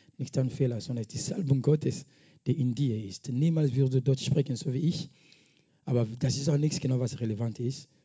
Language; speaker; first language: German; non-native, fluent; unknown